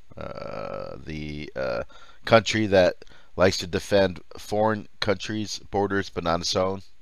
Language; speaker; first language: English; early bilingual, other home language; Finnish